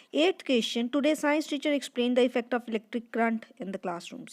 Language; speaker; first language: English; non-native, local second language; Punjabi